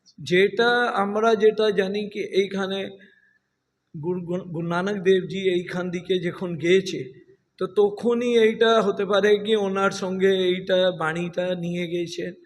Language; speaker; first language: Bangla; non-native, local second language; Punjabi